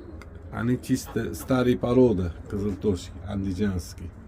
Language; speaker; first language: Russian; non-native, local second language; Uzbek